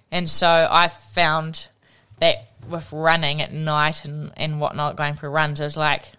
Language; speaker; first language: English; native; English